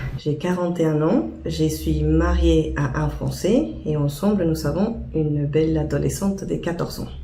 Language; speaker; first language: French; non-native, fluent; Spanish